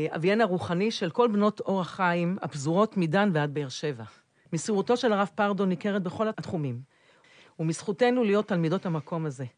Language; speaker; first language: Hebrew; native; Hebrew